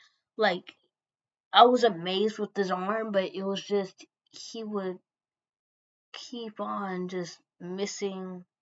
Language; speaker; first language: English; native; English